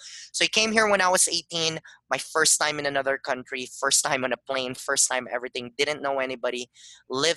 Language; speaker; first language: English; non-native, local second language; Filipino